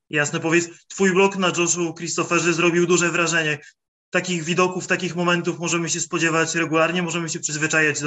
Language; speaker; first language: Polish; native; Polish